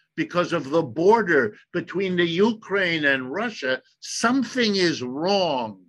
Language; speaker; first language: English; early bilingual, other home language; German